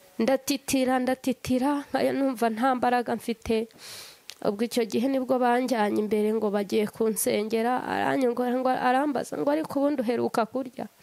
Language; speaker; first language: Kinyarwanda; native; Kinyarwanda